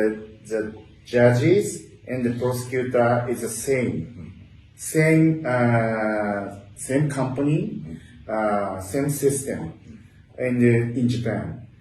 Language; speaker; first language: English; non-native, learner; Japanese